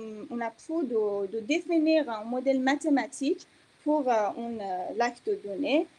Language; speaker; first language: French; non-native, fluent; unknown